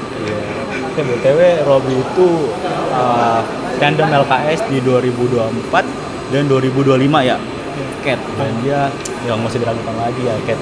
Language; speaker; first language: Indonesian; native; Indonesian